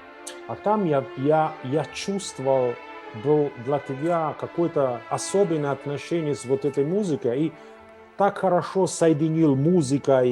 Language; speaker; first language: Russian; non-native, fluent; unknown